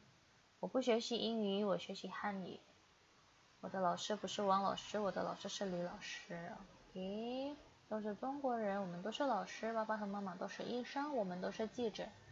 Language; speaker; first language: Chinese; non-native, fluent; Indonesian